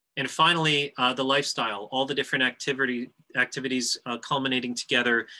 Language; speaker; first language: English; native; English